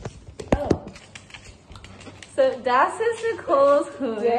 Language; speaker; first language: German; non-native, learner; English